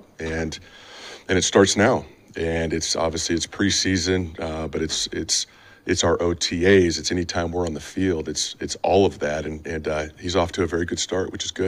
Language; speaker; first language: English; native; English